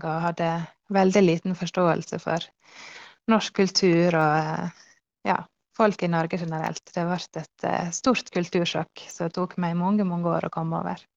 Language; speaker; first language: Norwegian; early bilingual, heritage; Norwegian